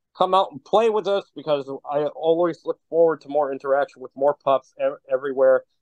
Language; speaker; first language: English; native; English